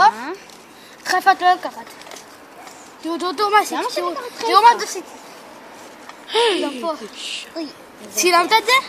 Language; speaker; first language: Hebrew; native; Hebrew